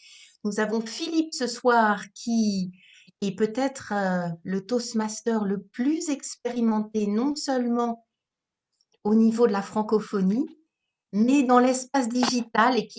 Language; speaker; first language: French; native; French